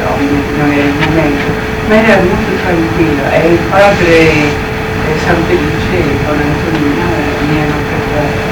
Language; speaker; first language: Italian; non-native, fluent; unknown